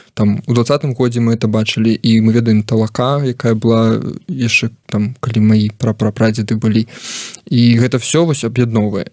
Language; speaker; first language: Belarusian; non-native, local second language; Russian